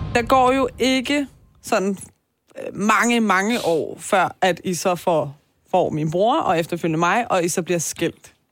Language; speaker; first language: Danish; early bilingual, other home language; Persian